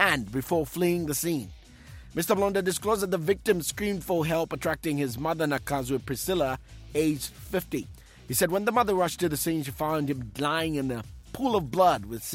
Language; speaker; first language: English; non-native, local second language; Bemba